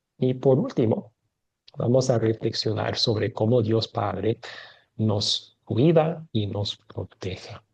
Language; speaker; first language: Spanish; non-native, fluent; English